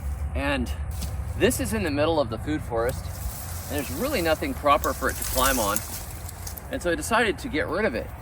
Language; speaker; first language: English; native; English